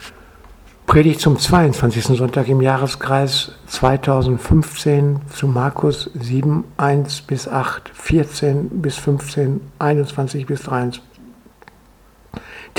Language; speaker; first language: German; native; German